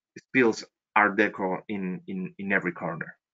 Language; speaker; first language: English; non-native, fluent; Spanish